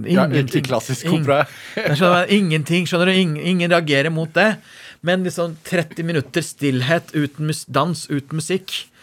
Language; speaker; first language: Norwegian; non-native, fluent; Persian